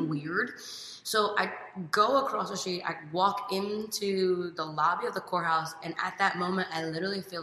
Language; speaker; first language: English; native; English